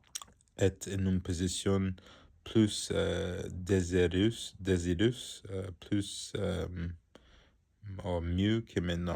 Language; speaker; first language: French; non-native, learner; English